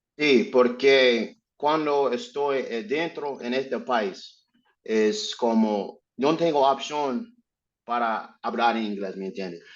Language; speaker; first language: Spanish; non-native, learner; English